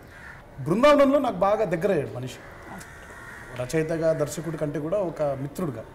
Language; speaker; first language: Telugu; native; Telugu